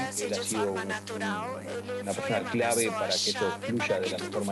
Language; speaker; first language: Spanish; native; Spanish